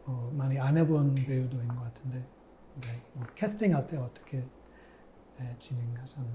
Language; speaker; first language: Korean; non-native, fluent; English